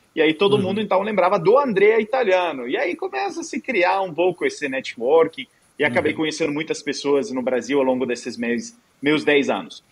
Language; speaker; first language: Portuguese; non-native, fluent; Italian